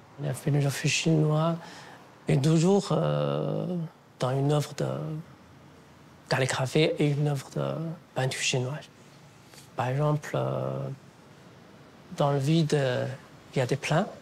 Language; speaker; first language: French; non-native, fluent; Chinese